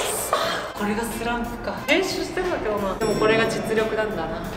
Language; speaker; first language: Japanese; native; Japanese